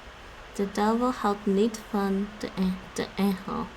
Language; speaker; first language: Dutch; non-native, learner; English